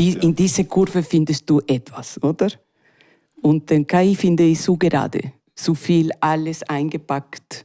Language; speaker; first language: German; non-native, learner; Spanish